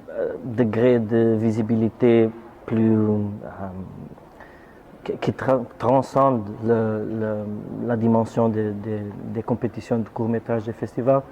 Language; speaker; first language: French; non-native, fluent; Portuguese